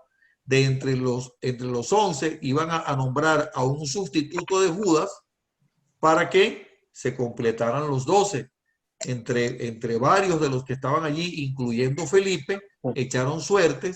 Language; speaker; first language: Spanish; native; Spanish